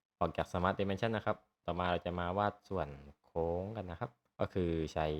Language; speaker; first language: Thai; native; Thai